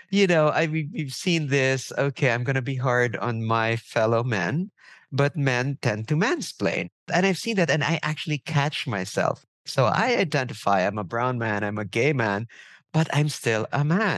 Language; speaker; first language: English; non-native, local second language; Filipino